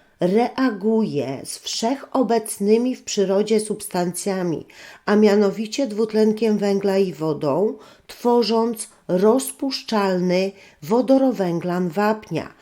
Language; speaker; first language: Polish; native; Polish